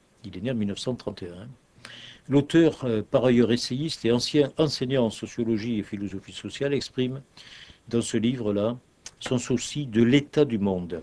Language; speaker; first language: French; native; French